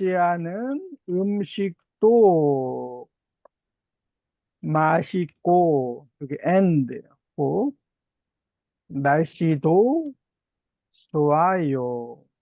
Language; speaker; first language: Korean; native; Korean